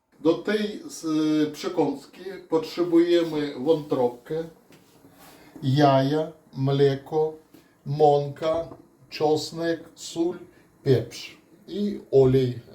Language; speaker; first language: Polish; non-native, learner; Russian